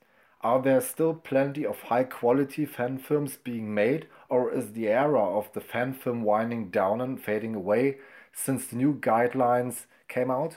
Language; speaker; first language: English; non-native, fluent; German